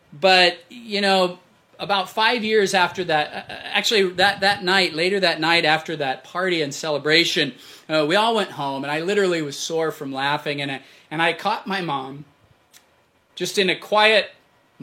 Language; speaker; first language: English; native; English